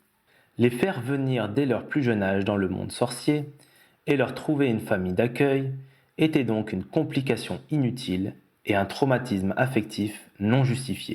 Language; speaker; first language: French; native; French